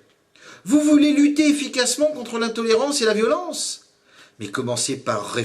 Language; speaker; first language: French; native; French